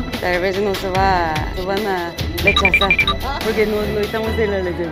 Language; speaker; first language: Spanish; non-native, fluent; Korean